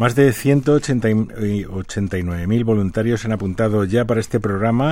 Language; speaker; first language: Spanish; native; Spanish